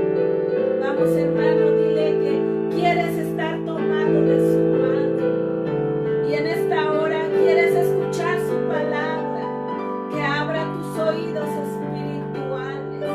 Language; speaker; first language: Spanish; native; Spanish